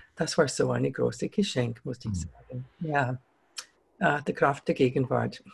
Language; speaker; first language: German; non-native, fluent; English